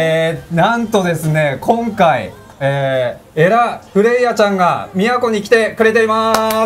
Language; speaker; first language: Japanese; native; Japanese